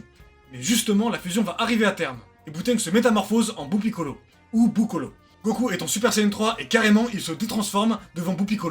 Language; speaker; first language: French; native; French